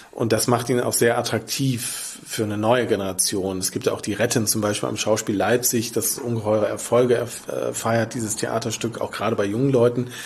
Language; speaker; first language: German; native; German